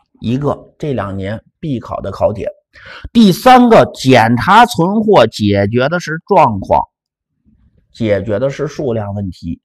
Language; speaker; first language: Chinese; native; Chinese